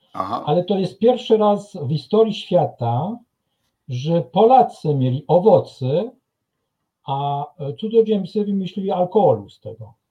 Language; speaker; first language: Polish; non-native, fluent; French